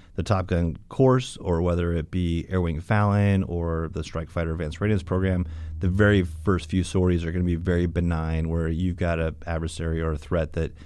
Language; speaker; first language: English; native; English